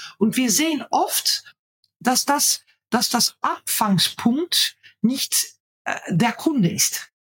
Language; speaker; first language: German; non-native, fluent; Dutch